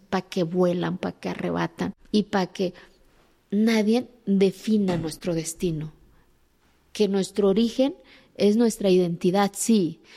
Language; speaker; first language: Spanish; early bilingual, other home language; Zapotec